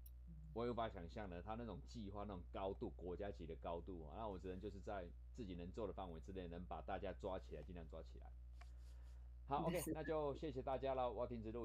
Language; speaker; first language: Chinese; native; Chinese